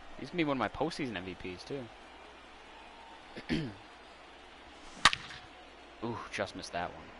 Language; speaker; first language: English; native; English